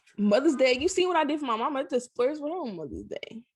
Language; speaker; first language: English; native; English